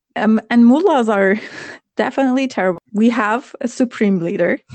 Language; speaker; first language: English; non-native, fluent; Persian